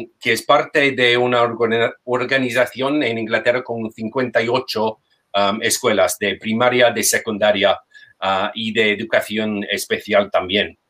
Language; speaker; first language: Spanish; non-native, fluent; English